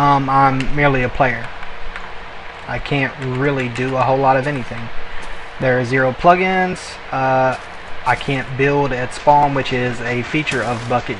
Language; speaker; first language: English; native; English